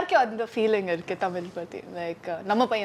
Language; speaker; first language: Tamil; non-native, learner; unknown